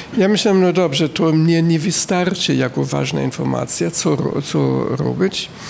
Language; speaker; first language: Polish; non-native, fluent; German